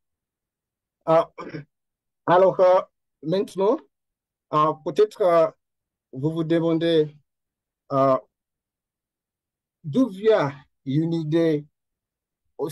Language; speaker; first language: French; non-native, fluent; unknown